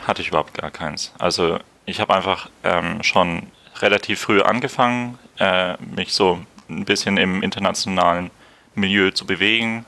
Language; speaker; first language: German; native; German